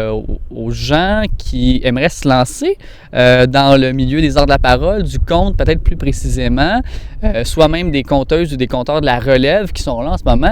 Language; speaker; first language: French; native; French